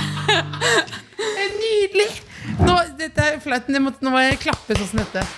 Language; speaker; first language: Norwegian; native; Norwegian